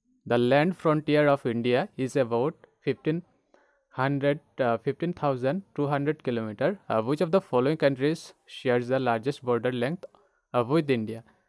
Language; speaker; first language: English; non-native, local second language; Bangla